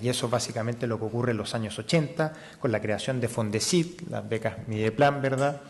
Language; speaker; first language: Spanish; native; Spanish